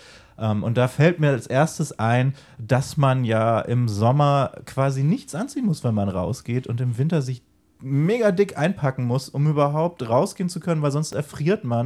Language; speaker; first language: German; native; German